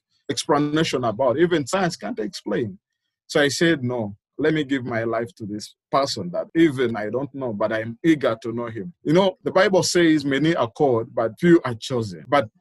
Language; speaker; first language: English; non-native, local second language; Ganda